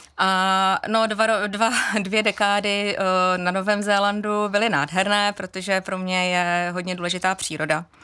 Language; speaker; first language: Czech; native; Czech